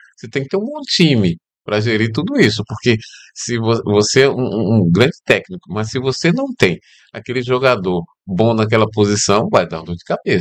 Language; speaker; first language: Portuguese; native; Portuguese